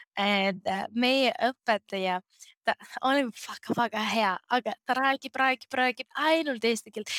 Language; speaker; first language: Estonian; non-native, learner; Greek